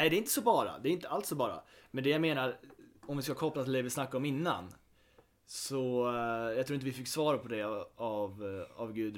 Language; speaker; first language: Swedish; native; Swedish